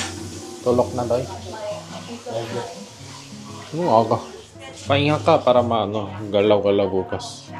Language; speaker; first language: Filipino; non-native, learner; Korean